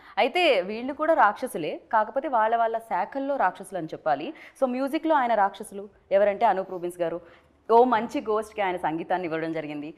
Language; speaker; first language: Telugu; native; Telugu